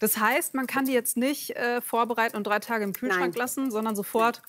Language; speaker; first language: German; native; German